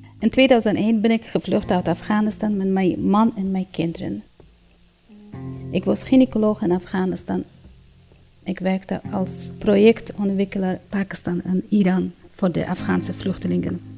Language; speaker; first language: Dutch; non-native, fluent; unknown